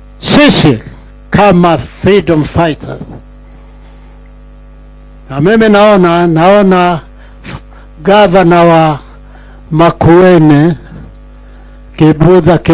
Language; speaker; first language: Swahili; non-native, local second language; Kikuyu